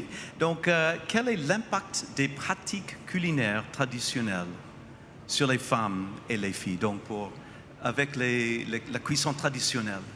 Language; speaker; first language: French; non-native, fluent; English